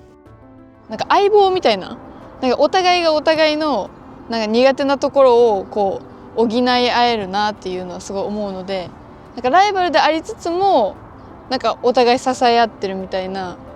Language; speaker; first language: Japanese; native; Japanese